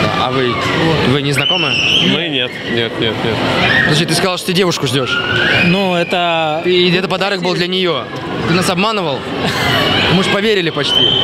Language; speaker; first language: Russian; native; Russian